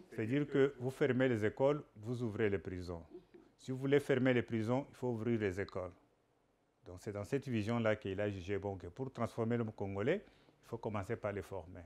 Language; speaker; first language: French; non-native, local second language; Lingala